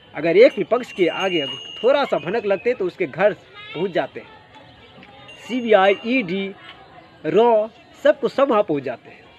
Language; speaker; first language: Hindi; native; Hindi